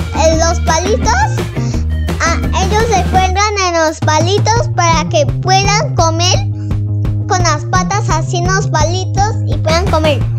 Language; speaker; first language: Spanish; early bilingual, heritage; Spanish